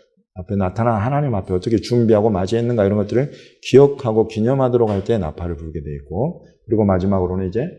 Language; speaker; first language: Korean; native; Korean